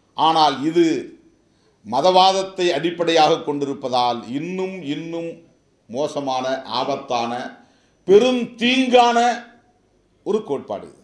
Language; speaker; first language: Tamil; native; Tamil